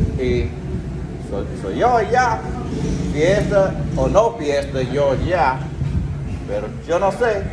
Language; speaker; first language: Spanish; non-native, learner; English